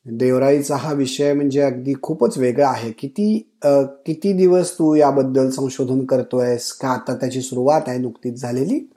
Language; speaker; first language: Marathi; native; Marathi